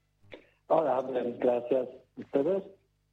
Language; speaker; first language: Spanish; non-native, learner; Polish